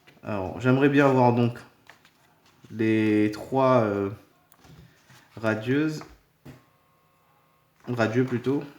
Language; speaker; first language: French; native; French